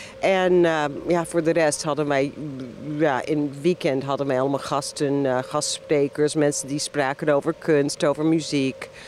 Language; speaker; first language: Dutch; non-native, fluent; English